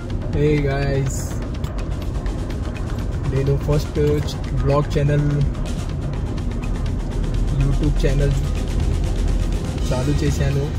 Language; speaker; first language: Telugu; non-native, local second language; Kannada